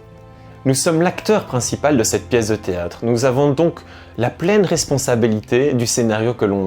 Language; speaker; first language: French; native; French